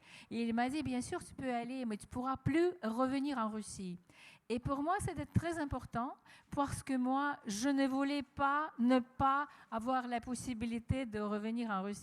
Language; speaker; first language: French; non-native, fluent; Russian